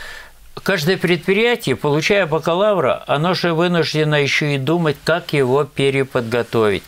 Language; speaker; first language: Russian; native; Russian